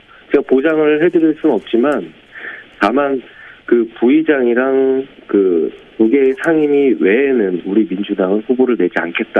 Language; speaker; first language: Korean; native; Korean